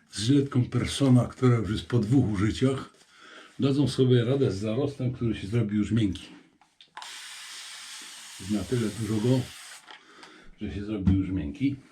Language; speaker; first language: Polish; native; Polish